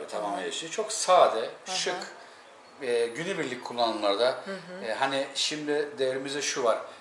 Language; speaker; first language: Turkish; native; Turkish